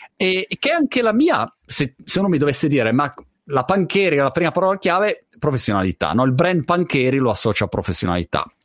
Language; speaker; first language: Italian; native; Italian